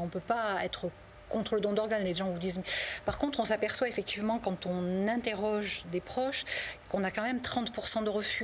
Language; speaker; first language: French; native; French